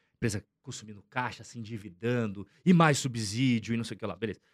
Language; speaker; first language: Portuguese; native; Portuguese